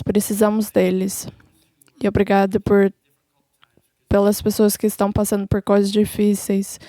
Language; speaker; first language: Portuguese; non-native, fluent; English